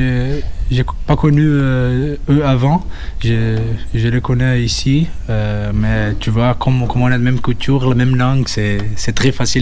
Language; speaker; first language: French; non-native, fluent; Portuguese